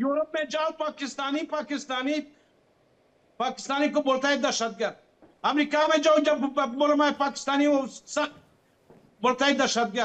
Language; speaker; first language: Hindi; non-native, fluent; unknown